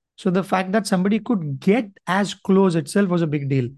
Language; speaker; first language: English; non-native, local second language; Marathi